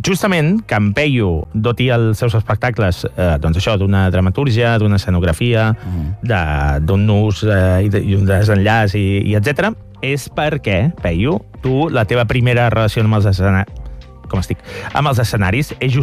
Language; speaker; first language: Catalan; native; Catalan